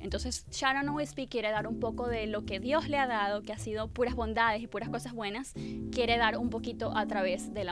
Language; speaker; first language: Spanish; native; Spanish